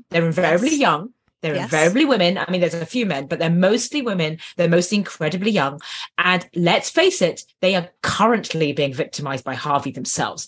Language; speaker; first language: English; native; English